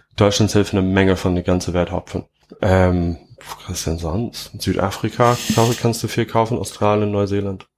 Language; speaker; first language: German; non-native, fluent; English